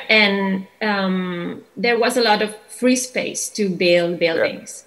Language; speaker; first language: English; non-native, fluent; Catalan